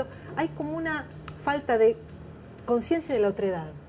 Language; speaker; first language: Spanish; native; Spanish